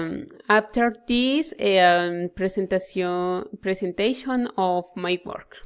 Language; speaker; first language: English; non-native, learner; Spanish